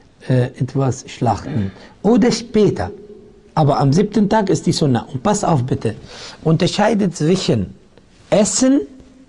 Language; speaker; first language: German; non-native, fluent; Arabic